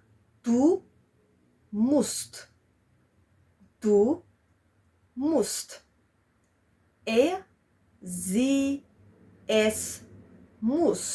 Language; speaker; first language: German; non-native, fluent; Georgian